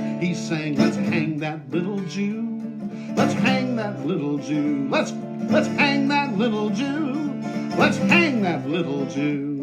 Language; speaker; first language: English; native; English